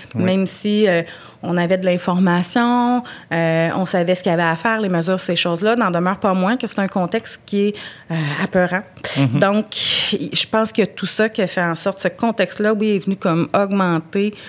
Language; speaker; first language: French; native; French